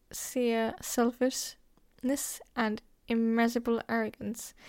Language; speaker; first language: English; native; English